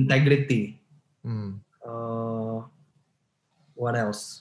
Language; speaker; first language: English; non-native, local second language; Indonesian